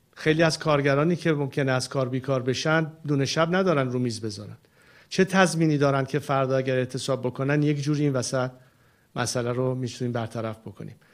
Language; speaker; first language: Persian; native; Persian